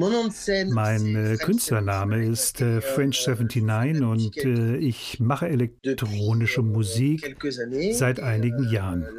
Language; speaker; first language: German; non-native, fluent; French